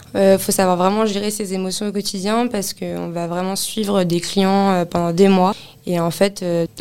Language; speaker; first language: French; native; French